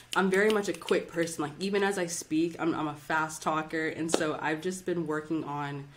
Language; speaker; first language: English; native; English